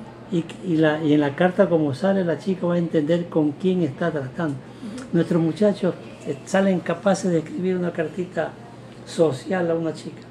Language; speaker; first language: Spanish; native; Spanish